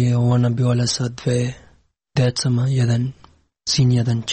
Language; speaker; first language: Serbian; non-native, learner; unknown